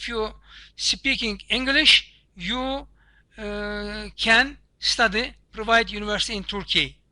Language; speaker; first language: English; non-native, learner; Turkish